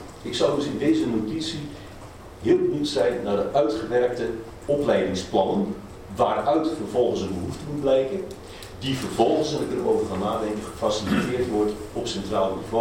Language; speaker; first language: Dutch; native; Dutch